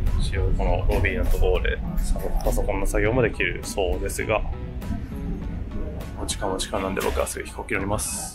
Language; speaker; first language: Japanese; native; Japanese